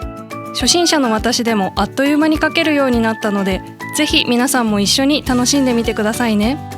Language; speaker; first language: Japanese; native; Japanese